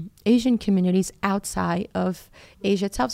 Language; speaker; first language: English; non-native, fluent; Portuguese